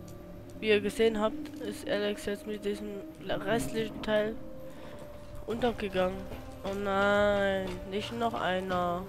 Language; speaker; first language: German; native; German